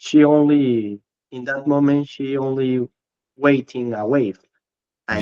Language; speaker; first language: English; non-native, learner; Spanish